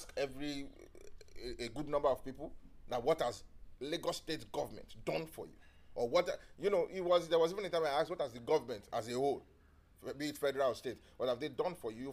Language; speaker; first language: English; non-native, local second language; Yoruba